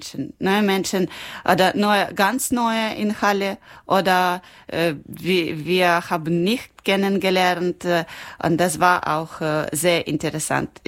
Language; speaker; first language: German; non-native, learner; Ukrainian